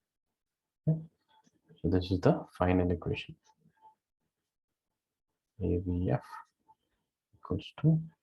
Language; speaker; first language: English; non-native, local second language; Kannada